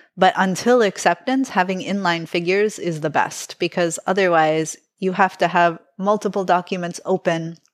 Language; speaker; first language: English; native; English